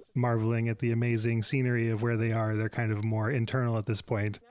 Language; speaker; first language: English; native; English